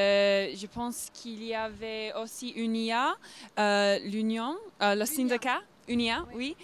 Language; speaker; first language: French; non-native, fluent; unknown